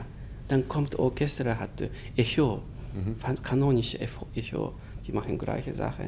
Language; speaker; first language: German; non-native, learner; Japanese